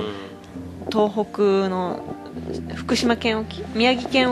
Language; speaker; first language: Japanese; native; Japanese